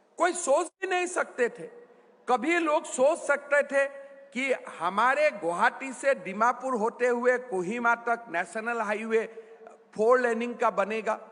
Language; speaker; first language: Hindi; non-native, local second language; Assamese